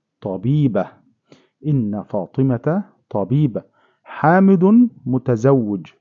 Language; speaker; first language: Arabic; non-native, fluent; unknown